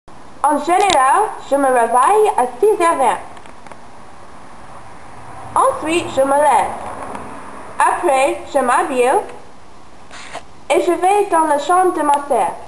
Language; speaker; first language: French; non-native, learner; English